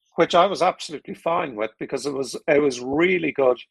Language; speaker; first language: English; native; English